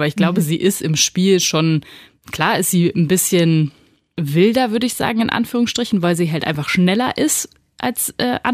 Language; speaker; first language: German; native; German